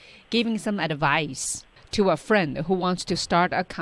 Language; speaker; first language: English; non-native, fluent; Chinese